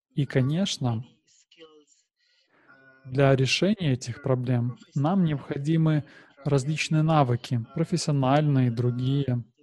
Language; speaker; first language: Russian; non-native, learner; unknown